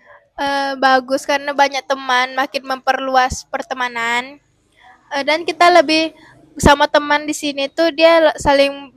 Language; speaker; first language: Indonesian; non-native, local second language; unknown